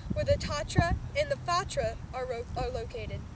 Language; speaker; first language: English; native; English